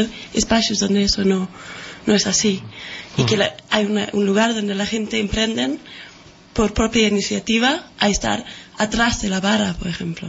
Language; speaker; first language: Spanish; non-native, fluent; Danish